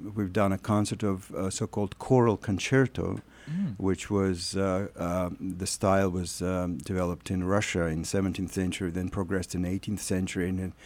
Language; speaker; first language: English; non-native, fluent; Russian